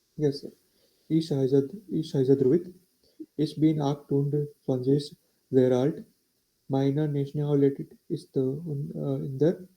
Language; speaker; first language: German; non-native, learner; Gujarati